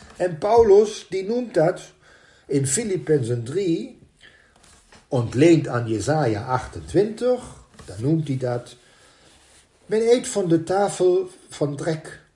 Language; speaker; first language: Dutch; non-native, fluent; German